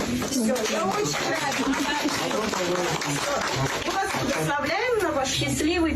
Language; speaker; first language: Russian; non-native, local second language; Kazakh